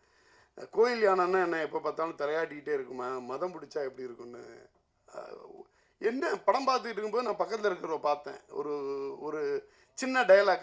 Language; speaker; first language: Tamil; native; Tamil